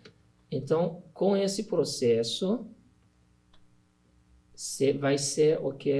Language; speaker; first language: Portuguese; non-native, learner; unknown